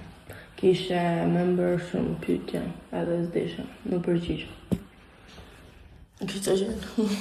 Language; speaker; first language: Albanian; early bilingual, heritage; Albanian